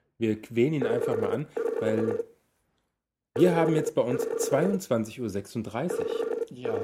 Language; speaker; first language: German; native; German